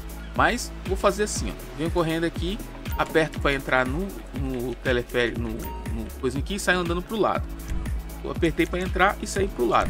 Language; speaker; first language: Portuguese; native; Portuguese